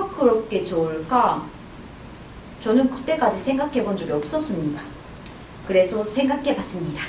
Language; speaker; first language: Korean; non-native, fluent; Japanese